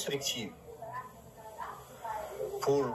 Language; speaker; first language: French; non-native, local second language; Arabic